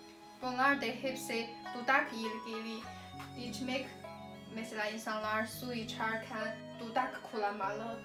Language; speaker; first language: Turkish; non-native, learner; Chinese